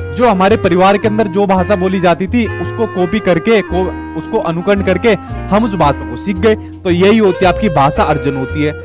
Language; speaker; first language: Hindi; native; Hindi